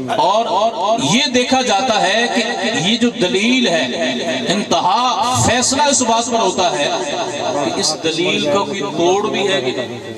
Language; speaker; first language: Urdu; non-native, local second language; Punjabi